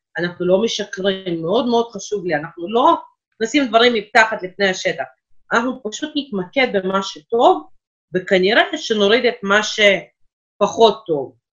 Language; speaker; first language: Hebrew; non-native, fluent; Russian